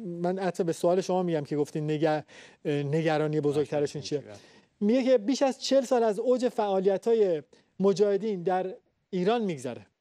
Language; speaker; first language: Persian; native; Persian